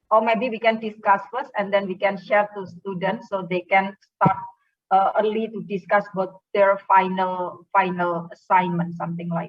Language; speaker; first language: English; non-native, fluent; Indonesian